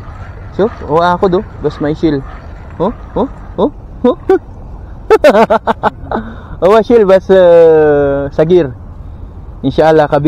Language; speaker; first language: Arabic; non-native, learner; Filipino